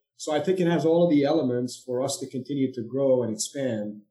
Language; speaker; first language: English; non-native, fluent; Arabic